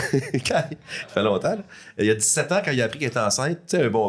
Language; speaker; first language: French; native; French